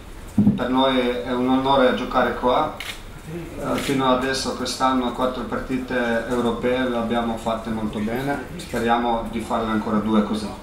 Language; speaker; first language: Italian; non-native, fluent; Slovenian